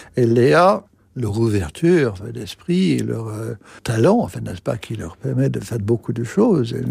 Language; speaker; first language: French; non-native, fluent; English